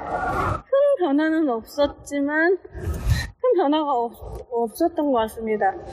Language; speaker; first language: Korean; native; Korean